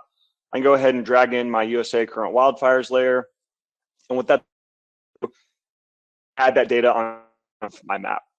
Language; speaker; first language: English; native; English